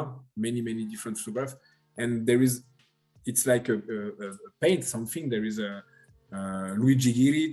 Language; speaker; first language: English; non-native, learner; French